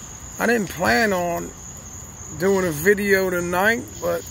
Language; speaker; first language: English; native; English